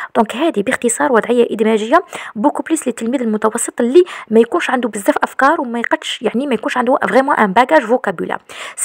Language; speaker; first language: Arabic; native; Arabic